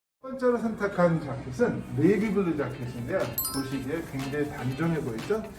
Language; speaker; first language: Korean; native; Korean